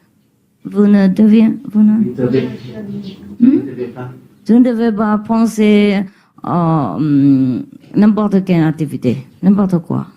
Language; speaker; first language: French; non-native, fluent; Vietnamese